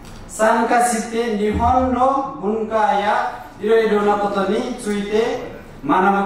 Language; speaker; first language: Japanese; non-native, learner; Nepali